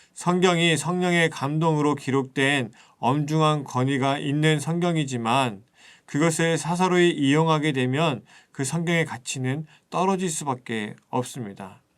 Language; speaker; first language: Korean; native; Korean